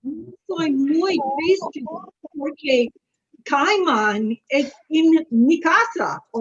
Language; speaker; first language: Spanish; non-native, learner; English